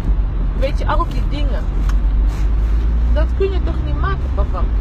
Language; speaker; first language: Dutch; early bilingual, other home language; Lingala